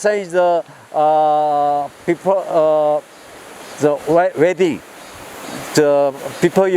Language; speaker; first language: English; non-native, learner; Korean